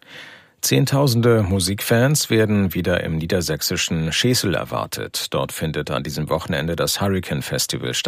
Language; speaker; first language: German; native; German